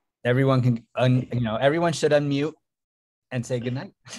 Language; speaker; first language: English; early bilingual, other home language; Spanish